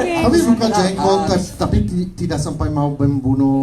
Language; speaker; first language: Indonesian; non-native, fluent; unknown